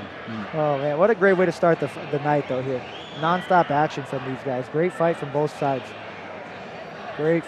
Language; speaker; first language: English; native; English